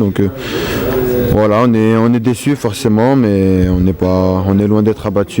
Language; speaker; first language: French; native; French